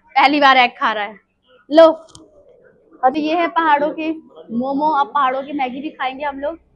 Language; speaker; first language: Hindi; non-native, local second language; Bangla